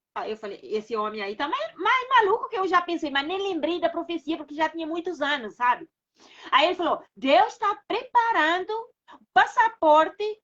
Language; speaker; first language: Portuguese; non-native, local second language; Kabuverdianu